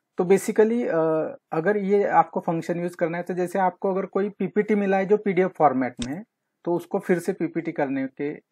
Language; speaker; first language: Hindi; non-native, local second language; Marathi